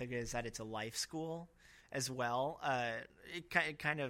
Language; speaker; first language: English; native; English